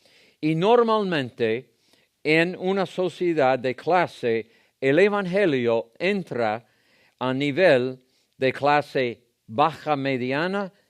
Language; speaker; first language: Spanish; non-native, fluent; English